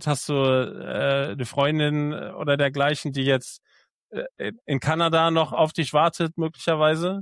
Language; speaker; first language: German; native; German